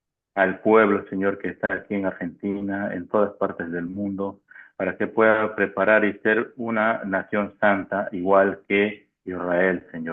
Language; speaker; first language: Spanish; native; Spanish